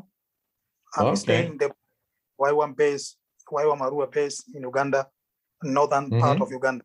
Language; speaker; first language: English; non-native, fluent; Arabic